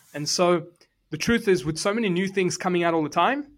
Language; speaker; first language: English; native; English